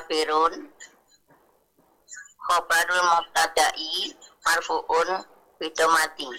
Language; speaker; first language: Arabic; non-native, fluent; Indonesian